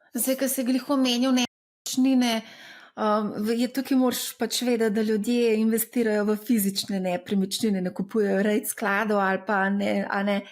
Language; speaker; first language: Slovenian; native; Slovenian